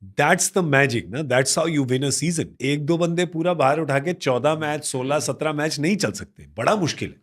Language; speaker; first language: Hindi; native; Hindi